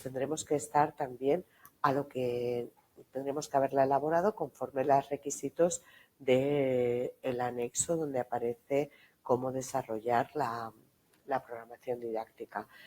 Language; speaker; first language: Spanish; native; Spanish